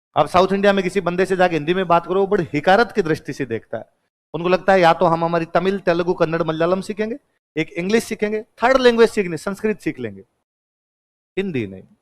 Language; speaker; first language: Hindi; non-native, local second language; Marwari